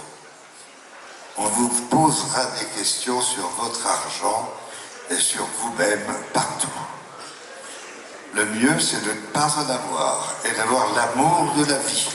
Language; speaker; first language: French; native; French